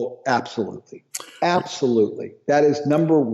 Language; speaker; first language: English; native; English